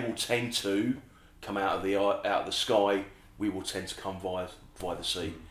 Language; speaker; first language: English; native; English